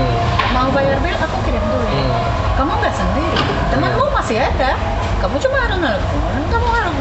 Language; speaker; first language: Indonesian; non-native, fluent; Spanish